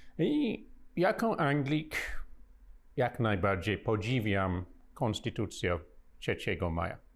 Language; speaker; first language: Polish; non-native, fluent; English